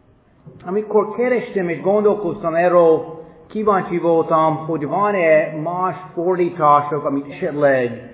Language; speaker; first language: Hungarian; non-native, fluent; English